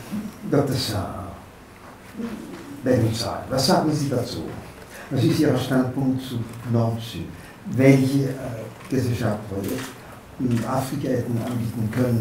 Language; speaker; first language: German; non-native, fluent; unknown